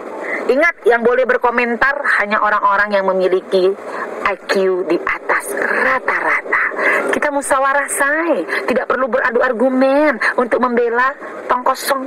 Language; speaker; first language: Indonesian; native; Indonesian